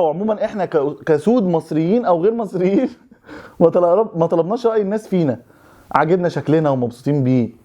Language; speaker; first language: Arabic; native; Arabic